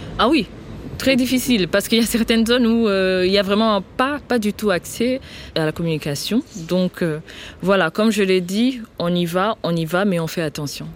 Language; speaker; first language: French; non-native, local second language; Swahili